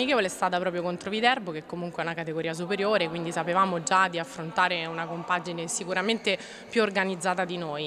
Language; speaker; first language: Italian; native; Italian